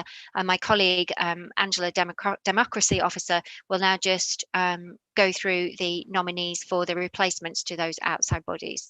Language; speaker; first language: English; native; English